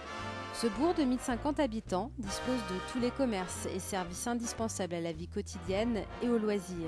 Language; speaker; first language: French; native; French